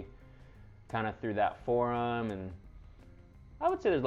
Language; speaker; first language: English; native; English